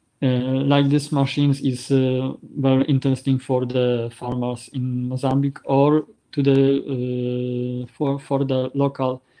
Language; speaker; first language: English; non-native, learner; Polish